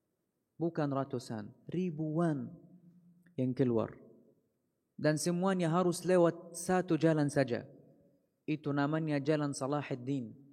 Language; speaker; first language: Indonesian; non-native, fluent; Arabic